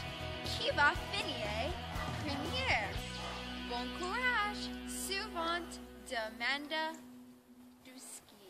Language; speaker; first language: French; non-native, learner; English